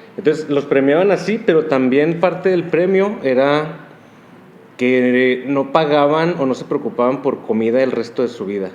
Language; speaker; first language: Spanish; native; Spanish